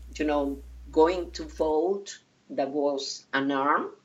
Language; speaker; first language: English; non-native, fluent; Spanish